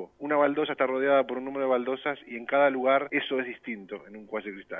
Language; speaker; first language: Spanish; native; Spanish